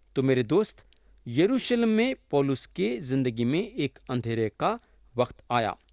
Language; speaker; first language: Urdu; native; Urdu